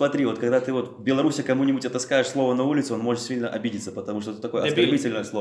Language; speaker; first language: Russian; native; Russian